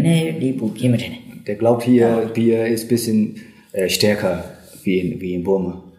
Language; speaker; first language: German; non-native, learner; Burmese